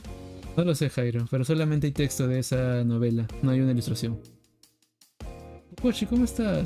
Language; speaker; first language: Spanish; native; Spanish